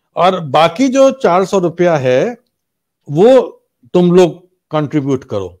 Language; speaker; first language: Hindi; native; Hindi